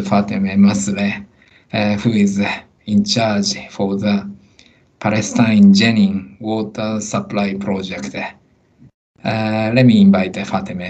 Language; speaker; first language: English; non-native, learner; Japanese